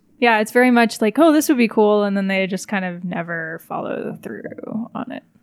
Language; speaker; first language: English; native; English